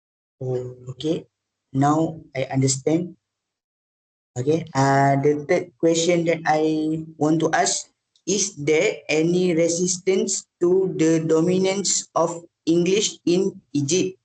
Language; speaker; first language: English; non-native, learner; Malay